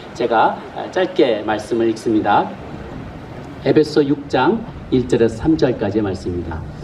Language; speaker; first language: Korean; native; Korean